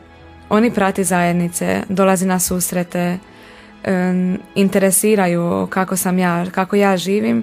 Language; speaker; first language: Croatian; non-native, local second language; Hungarian